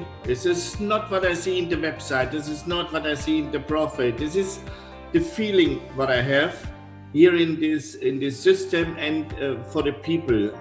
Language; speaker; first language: English; non-native, learner; German